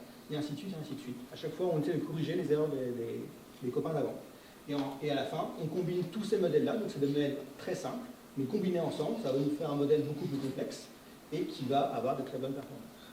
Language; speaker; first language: French; native; French